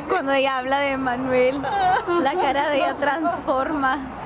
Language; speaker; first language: Spanish; early bilingual, heritage; Spanish